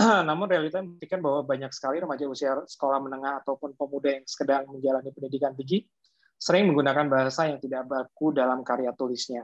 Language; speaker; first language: Indonesian; native; Indonesian